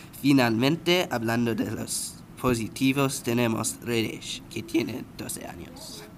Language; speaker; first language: Spanish; non-native, learner; English